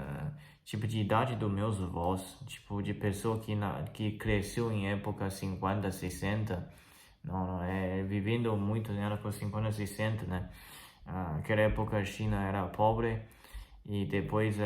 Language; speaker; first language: Portuguese; non-native, fluent; Chinese